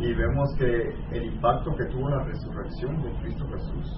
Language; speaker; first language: Spanish; native; Spanish